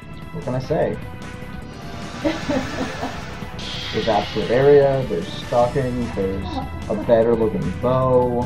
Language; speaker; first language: English; native; English